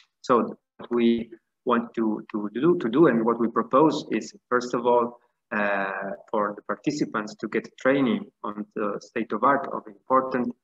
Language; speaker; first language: English; non-native, fluent; Italian